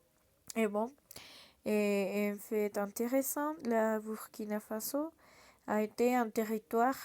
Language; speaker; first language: French; non-native, learner; Portuguese